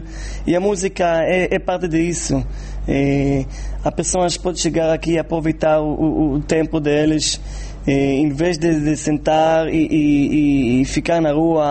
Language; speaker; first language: Portuguese; non-native, fluent; Hebrew